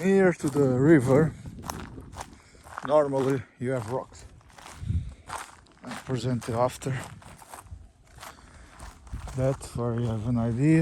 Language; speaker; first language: English; non-native, learner; Portuguese